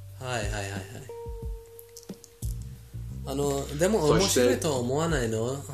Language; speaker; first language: Japanese; non-native, fluent; Persian